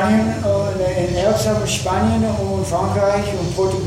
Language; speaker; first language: German; non-native, learner; English